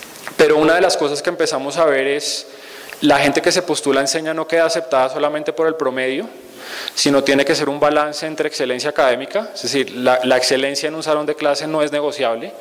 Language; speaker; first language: Spanish; native; Spanish